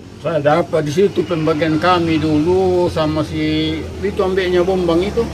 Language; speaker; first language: Indonesian; non-native, local second language; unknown